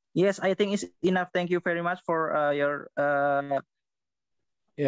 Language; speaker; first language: English; non-native, learner; Indonesian